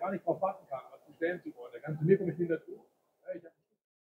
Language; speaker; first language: German; native; German